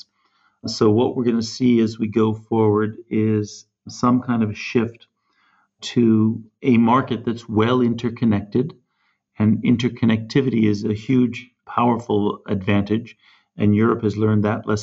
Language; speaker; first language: English; native; English